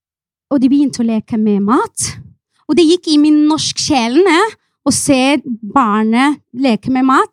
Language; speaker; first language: Norwegian; non-native, fluent; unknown